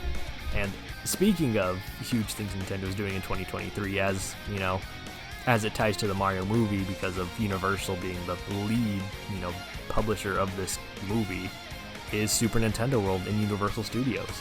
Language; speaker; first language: English; native; English